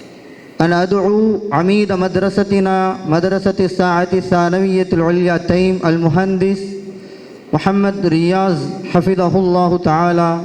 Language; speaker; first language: Arabic; non-native, fluent; Tamil